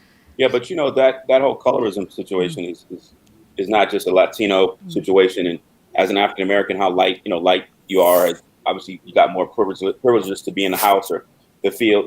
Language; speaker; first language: English; native; English